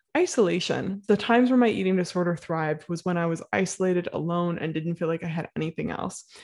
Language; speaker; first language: English; native; English